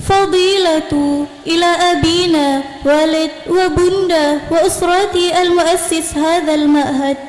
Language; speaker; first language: Arabic; non-native, learner; Indonesian